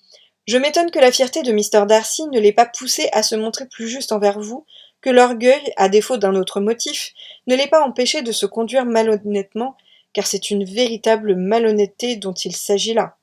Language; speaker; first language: French; native; French